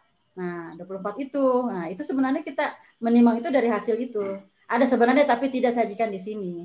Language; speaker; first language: Indonesian; native; Indonesian